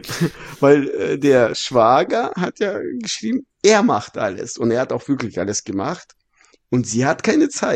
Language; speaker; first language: German; non-native, fluent; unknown